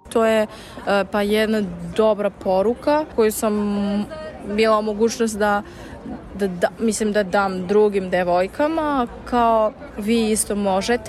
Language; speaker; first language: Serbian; non-native, fluent; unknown